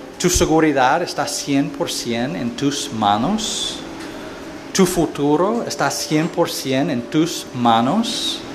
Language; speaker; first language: Spanish; non-native, fluent; English